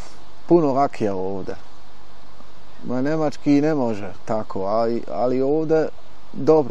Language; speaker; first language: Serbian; non-native, learner; German